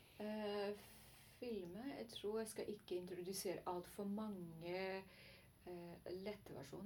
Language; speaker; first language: Norwegian; non-native, learner; Chinese